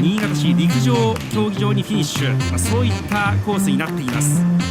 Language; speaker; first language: Japanese; native; Japanese